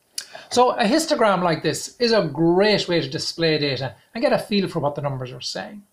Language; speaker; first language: English; native; English